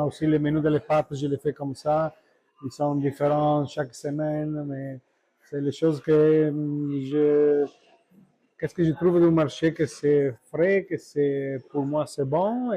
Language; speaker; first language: French; non-native, learner; Italian